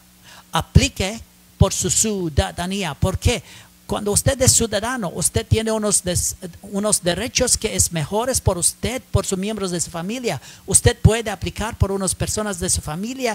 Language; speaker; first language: Spanish; non-native, learner; English